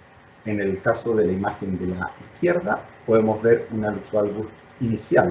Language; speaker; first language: Spanish; native; Spanish